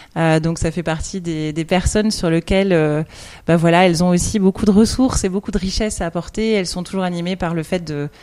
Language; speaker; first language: French; native; French